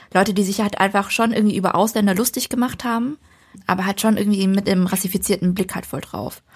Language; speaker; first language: German; early bilingual, other home language; Vietnamese